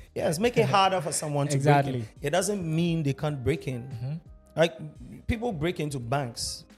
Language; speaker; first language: English; non-native, local second language; Akan